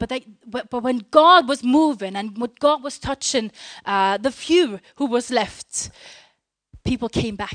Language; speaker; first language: English; non-native, fluent; Norwegian